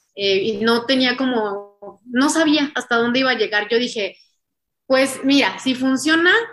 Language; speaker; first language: Spanish; native; Spanish